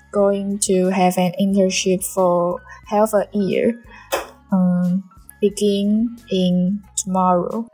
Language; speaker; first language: English; non-native, learner; Chinese